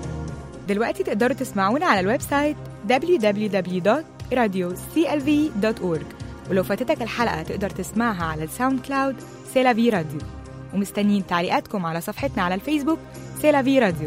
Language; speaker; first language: Arabic; native; Arabic